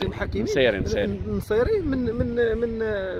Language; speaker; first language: Arabic; native; Arabic